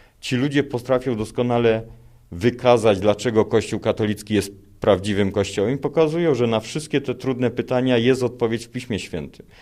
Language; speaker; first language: Polish; native; Polish